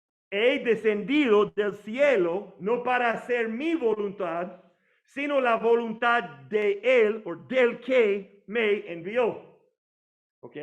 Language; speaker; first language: Spanish; non-native, fluent; English